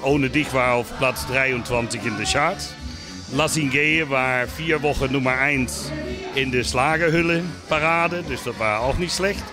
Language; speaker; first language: German; native; German